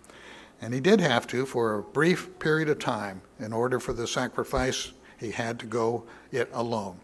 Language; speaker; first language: English; native; English